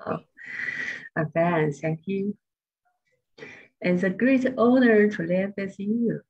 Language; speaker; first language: English; non-native, learner; Chinese